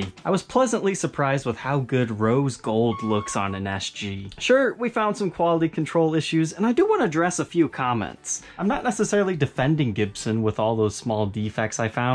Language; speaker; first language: English; native; English